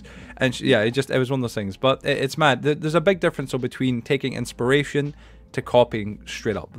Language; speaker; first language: English; native; English